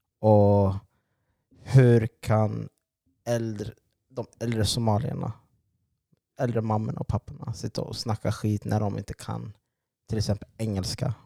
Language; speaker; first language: Swedish; native; Swedish